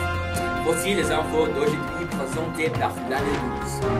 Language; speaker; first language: French; non-native, learner; English